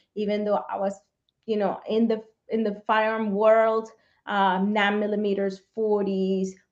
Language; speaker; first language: English; non-native, fluent; Spanish